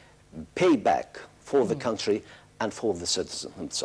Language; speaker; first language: English; non-native, fluent; Arabic